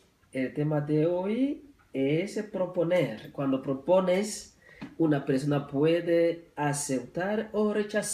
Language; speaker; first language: Spanish; non-native, fluent; French